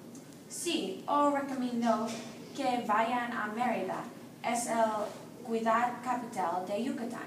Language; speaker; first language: Spanish; non-native, learner; English